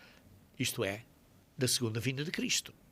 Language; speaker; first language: Portuguese; native; Portuguese